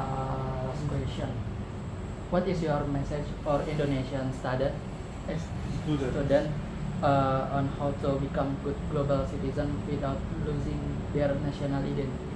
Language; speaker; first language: English; non-native, learner; Indonesian